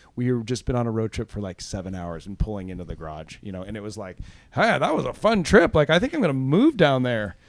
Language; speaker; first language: English; native; English